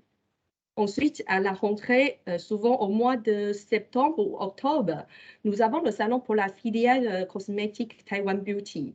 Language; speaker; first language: French; non-native, fluent; Chinese